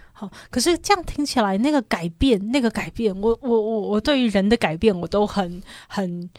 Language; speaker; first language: Chinese; non-native, local second language; Cantonese